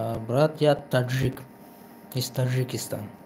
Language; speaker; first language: Russian; non-native, learner; Tajik